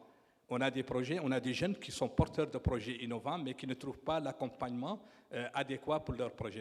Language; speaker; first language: French; non-native, local second language; Arabic